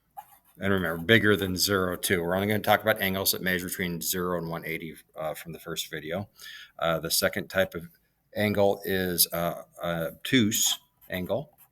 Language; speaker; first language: English; native; English